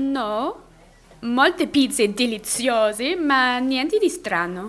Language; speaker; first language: Italian; non-native, learner; English